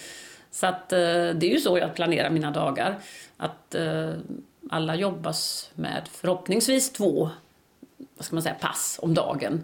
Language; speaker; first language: Swedish; native; Swedish